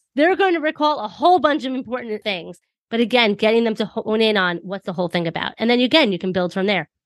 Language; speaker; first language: English; native; English